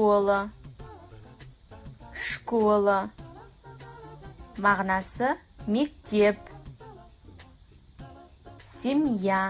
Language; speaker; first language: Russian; non-native, fluent; Kazakh